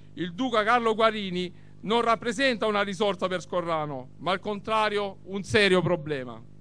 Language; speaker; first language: Italian; native; Italian